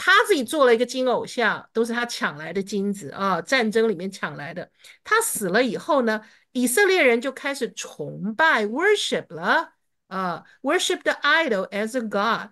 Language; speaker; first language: Chinese; native; Chinese